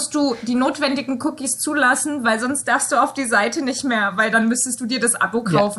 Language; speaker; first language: German; native; German